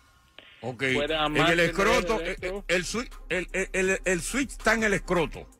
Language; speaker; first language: Spanish; native; Spanish